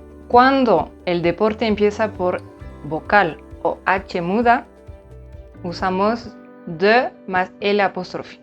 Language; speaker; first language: Spanish; non-native, fluent; French